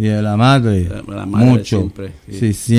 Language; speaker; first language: Spanish; early bilingual, heritage; English